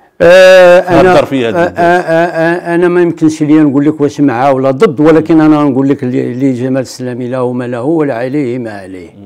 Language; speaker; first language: Arabic; native; Arabic